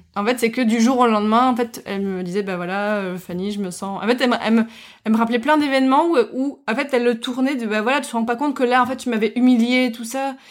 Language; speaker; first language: French; early bilingual, heritage; French